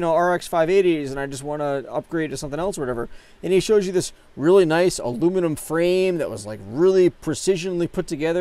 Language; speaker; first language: English; native; English